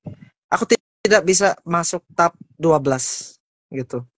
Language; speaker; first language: Indonesian; non-native, learner; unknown